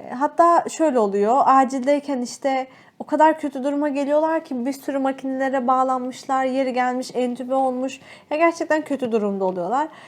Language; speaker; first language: Turkish; native; Turkish